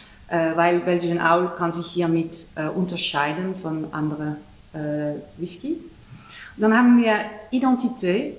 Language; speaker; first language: German; non-native, learner; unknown